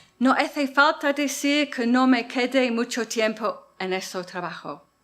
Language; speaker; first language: Spanish; non-native, learner; English